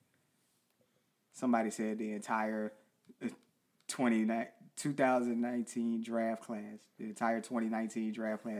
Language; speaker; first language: English; native; English